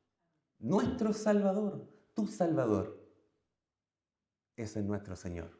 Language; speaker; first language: Spanish; native; Spanish